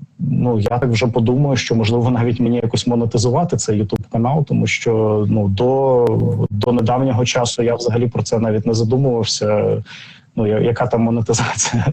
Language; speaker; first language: Ukrainian; non-native, local second language; Russian